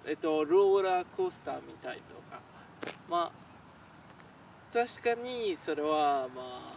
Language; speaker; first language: Japanese; non-native, learner; French